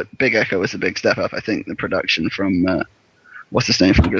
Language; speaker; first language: English; native; English